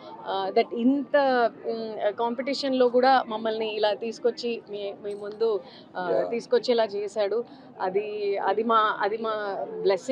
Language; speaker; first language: Telugu; native; Telugu